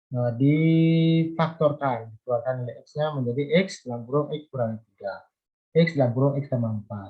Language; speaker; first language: Indonesian; native; Indonesian